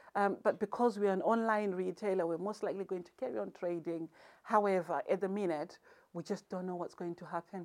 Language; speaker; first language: English; non-native, local second language; Shona